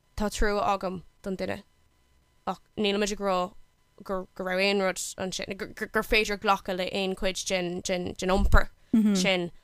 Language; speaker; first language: Irish; non-native, local second language; English